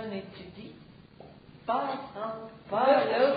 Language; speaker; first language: French; non-native, learner; Russian